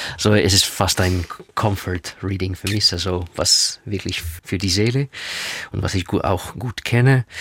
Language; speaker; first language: German; non-native, fluent; Russian